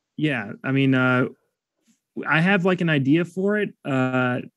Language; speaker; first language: English; native; English